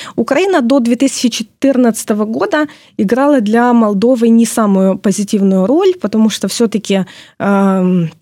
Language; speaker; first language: Russian; non-native, local second language; Ukrainian